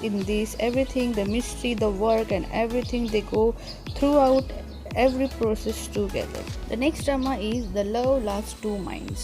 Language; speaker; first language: English; non-native, fluent; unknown